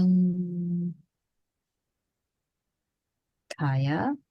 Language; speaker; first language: Korean; non-native, learner; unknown